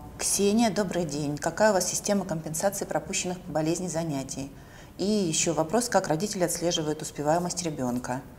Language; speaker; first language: Russian; native; Russian